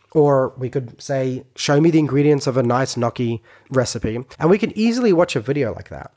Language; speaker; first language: English; non-native, fluent; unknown